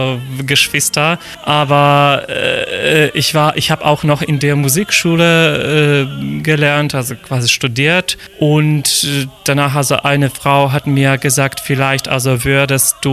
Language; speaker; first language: German; non-native, fluent; Polish